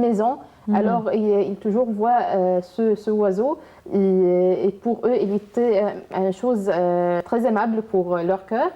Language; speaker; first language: French; non-native, learner; Arabic